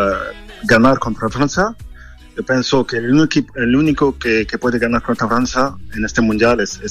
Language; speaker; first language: Spanish; non-native, fluent; French